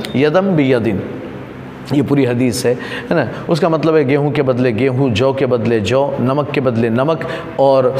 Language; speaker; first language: Urdu; non-native, local second language; Gujarati